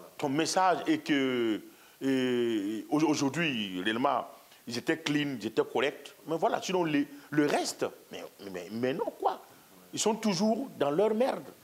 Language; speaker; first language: French; non-native, local second language; Mossi